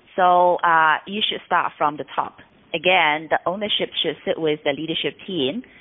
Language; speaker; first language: English; non-native, fluent; Chinese